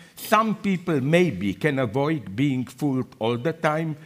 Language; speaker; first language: English; non-native, fluent; Slovenian